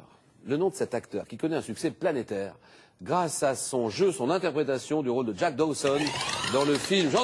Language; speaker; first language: French; native; French